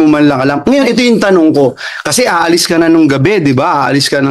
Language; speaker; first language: Filipino; native; Filipino